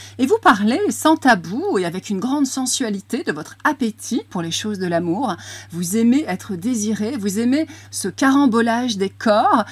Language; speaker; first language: French; native; French